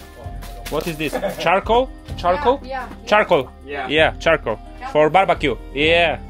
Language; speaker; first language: English; non-native, learner; Polish